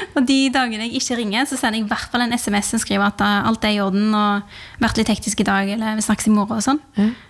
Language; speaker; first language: Norwegian; early bilingual, other home language; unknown